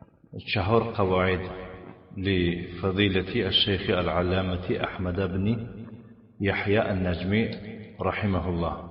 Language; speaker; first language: Arabic; non-native, fluent; Tajik